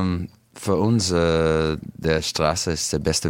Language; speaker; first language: German; non-native, learner; English